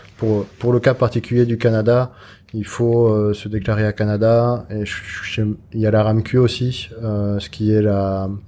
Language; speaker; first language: French; native; French